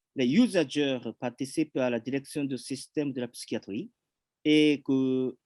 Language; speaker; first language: French; non-native, fluent; Japanese